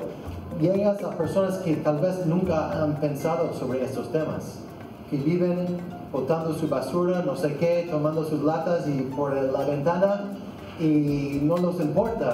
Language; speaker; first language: Spanish; non-native, fluent; English